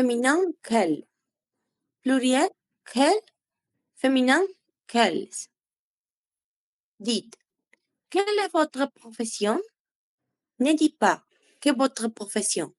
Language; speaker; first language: French; non-native, learner; Spanish